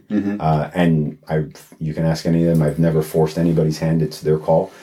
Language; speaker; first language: English; native; English